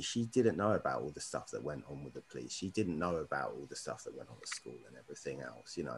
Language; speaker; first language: English; native; English